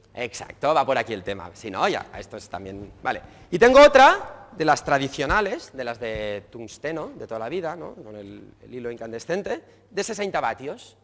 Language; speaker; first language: Spanish; native; Spanish